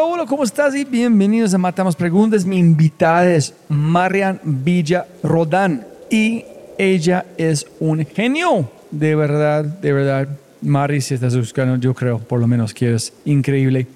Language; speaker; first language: Spanish; non-native, fluent; English